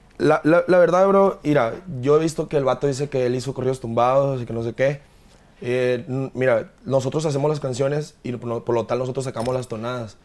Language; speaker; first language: Spanish; native; Spanish